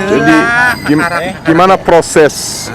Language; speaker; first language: Indonesian; non-native, fluent; English